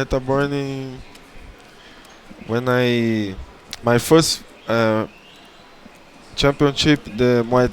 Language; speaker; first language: English; non-native, learner; Portuguese